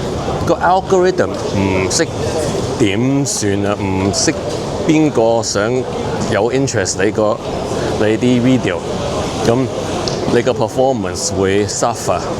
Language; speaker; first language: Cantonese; early bilingual, heritage; Cantonese